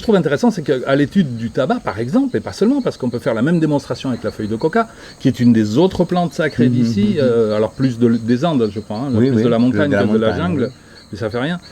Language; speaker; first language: French; native; French